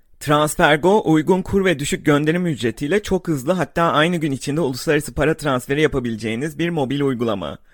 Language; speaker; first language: Turkish; native; Turkish